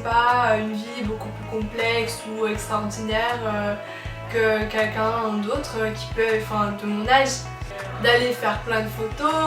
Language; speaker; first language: French; native; French